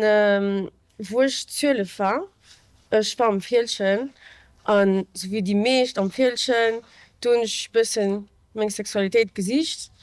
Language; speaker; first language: German; non-native, local second language; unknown